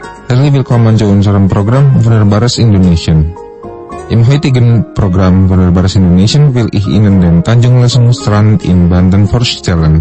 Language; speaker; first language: German; non-native, fluent; Indonesian